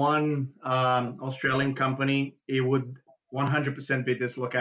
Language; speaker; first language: English; non-native, fluent; Portuguese